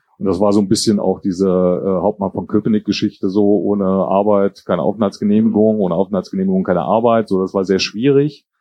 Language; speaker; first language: German; native; German